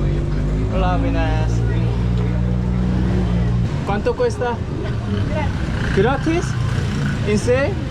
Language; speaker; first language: Spanish; non-native, learner; Korean